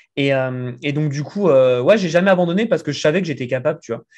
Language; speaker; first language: French; native; French